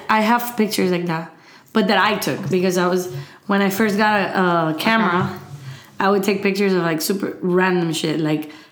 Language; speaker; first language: English; early bilingual, other home language; Spanish